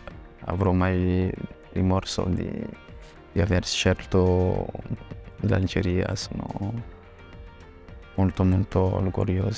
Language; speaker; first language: Italian; non-native, fluent; French